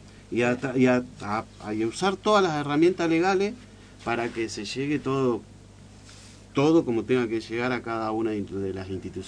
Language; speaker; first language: Spanish; native; Spanish